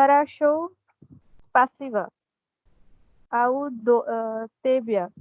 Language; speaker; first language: Russian; non-native, learner; Hindi